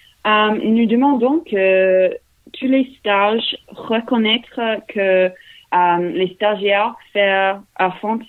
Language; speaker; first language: French; non-native, learner; English